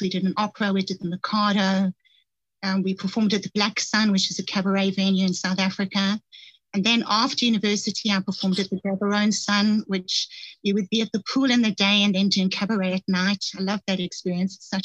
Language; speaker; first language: English; native; English